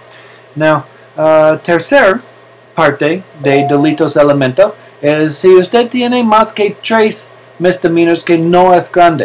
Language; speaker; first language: Spanish; non-native, learner; English